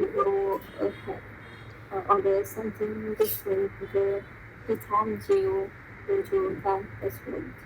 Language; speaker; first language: English; non-native, learner; Vietnamese